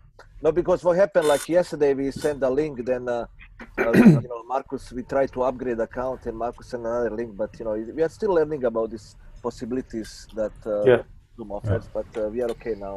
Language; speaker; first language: English; non-native, fluent; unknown